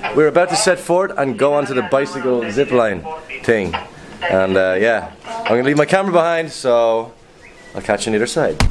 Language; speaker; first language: English; native; English